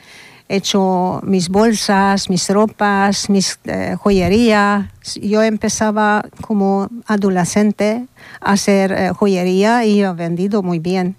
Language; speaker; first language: Spanish; non-native, learner; Hungarian